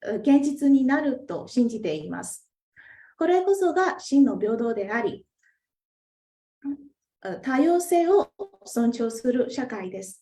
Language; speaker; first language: Japanese; non-native, fluent; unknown